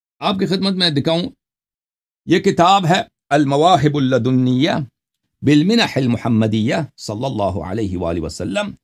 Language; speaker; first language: Urdu; non-native, local second language; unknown